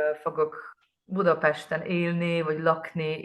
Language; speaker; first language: Hungarian; non-native, learner; Polish